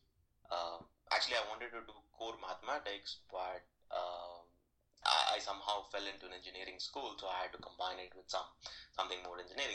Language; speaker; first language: English; non-native, local second language; Telugu